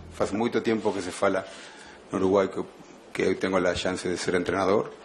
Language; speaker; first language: Portuguese; non-native, fluent; Spanish